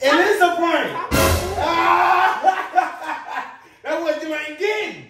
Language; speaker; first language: English; native; English